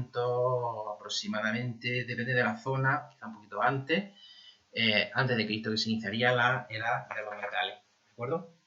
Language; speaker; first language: Spanish; native; Spanish